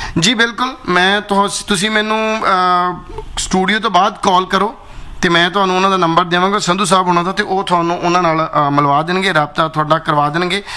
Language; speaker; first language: Punjabi; native; Punjabi